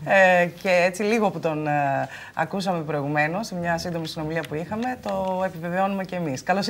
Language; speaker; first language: Greek; native; Greek